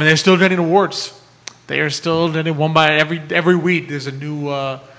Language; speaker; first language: English; native; English